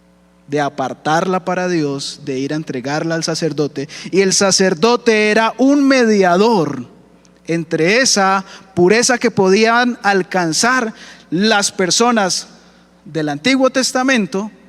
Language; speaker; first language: Spanish; native; Spanish